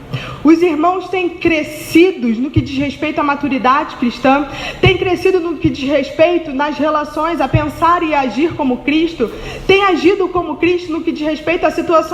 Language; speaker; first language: Portuguese; native; Portuguese